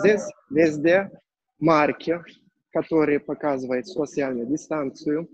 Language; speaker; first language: Russian; non-native, learner; Turkish